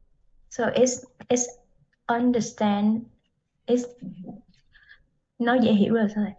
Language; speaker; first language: English; non-native, learner; Vietnamese